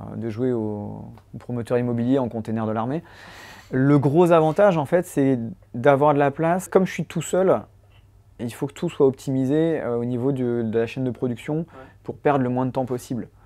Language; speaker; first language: French; native; French